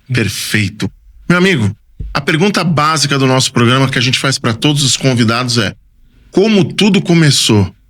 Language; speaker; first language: Portuguese; native; Portuguese